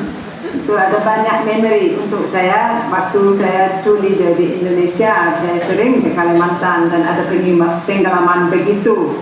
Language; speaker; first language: Indonesian; non-native, fluent; English